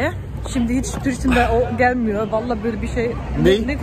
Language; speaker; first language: Turkish; non-native, learner; German